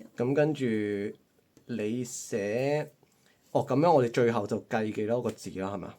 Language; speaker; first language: Cantonese; native; Cantonese